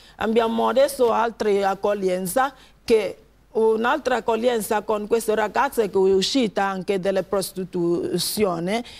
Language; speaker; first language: Italian; non-native, learner; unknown